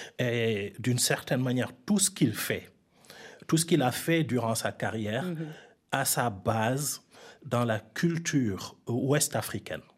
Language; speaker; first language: French; non-native, local second language; Fula